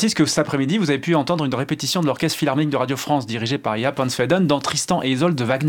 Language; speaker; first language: French; native; French